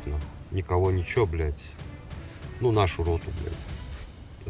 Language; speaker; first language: Russian; native; Russian